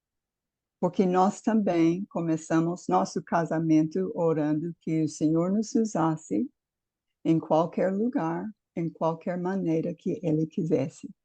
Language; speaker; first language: Portuguese; non-native, fluent; English